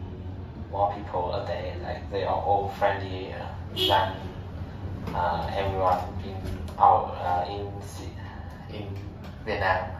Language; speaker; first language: English; non-native, learner; Vietnamese